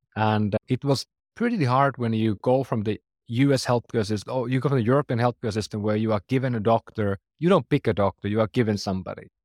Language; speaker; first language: English; non-native, fluent; Finnish